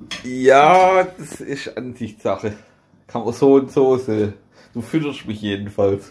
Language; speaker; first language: German; native; German